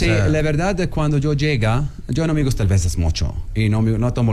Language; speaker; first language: Spanish; non-native, learner; Arabic